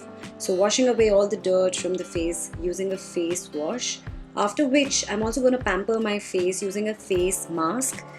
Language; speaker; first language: English; non-native, local second language; Hindi